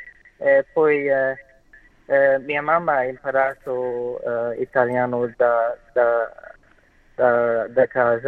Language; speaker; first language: Italian; non-native, learner; English